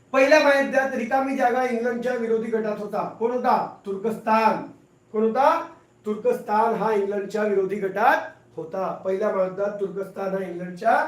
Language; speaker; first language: Marathi; non-native, local second language; Hindi